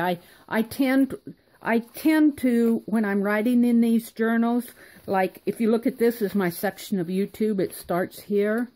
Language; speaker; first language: English; native; English